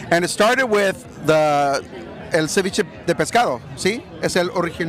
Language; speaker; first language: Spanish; early bilingual, heritage; Spanish